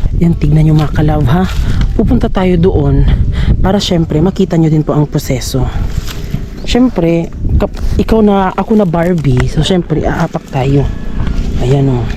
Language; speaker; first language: Filipino; non-native, local second language; Cebuano